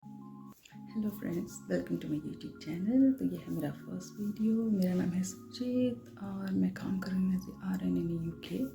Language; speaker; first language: Hindi; non-native, local second language; Punjabi